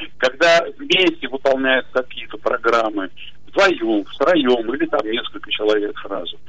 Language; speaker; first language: Russian; native; Russian